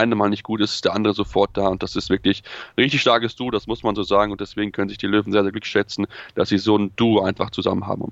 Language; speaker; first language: German; native; German